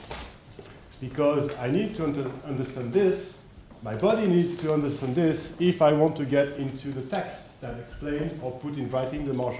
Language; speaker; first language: English; non-native, fluent; French